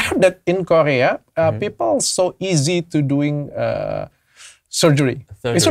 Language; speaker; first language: English; non-native, learner; Indonesian